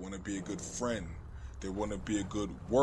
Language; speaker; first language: English; native; English